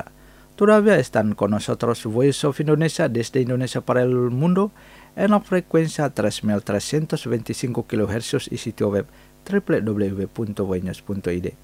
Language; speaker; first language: Spanish; non-native, fluent; Indonesian